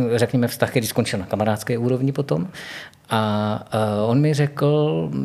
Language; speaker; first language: Czech; native; Czech